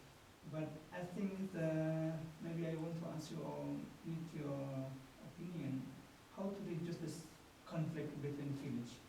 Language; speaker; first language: English; non-native, learner; Indonesian